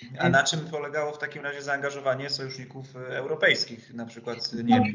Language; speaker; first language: Polish; native; Polish